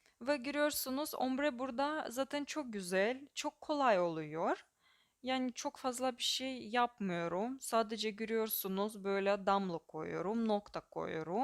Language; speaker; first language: Turkish; non-native, fluent; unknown